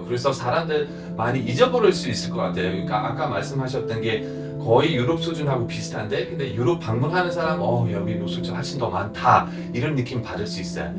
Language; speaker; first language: Korean; non-native, fluent; German